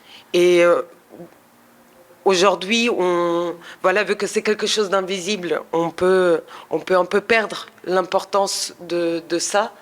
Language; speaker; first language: French; non-native, fluent; Russian